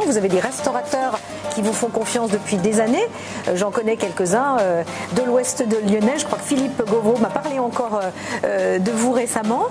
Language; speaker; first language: French; native; French